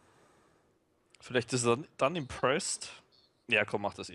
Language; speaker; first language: German; native; German